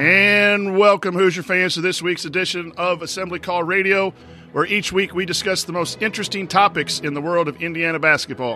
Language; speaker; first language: English; native; English